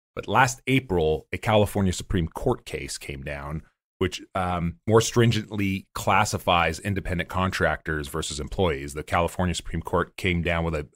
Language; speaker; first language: English; native; English